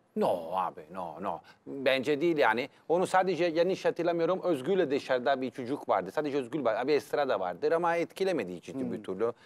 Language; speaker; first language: Turkish; non-native, fluent; Italian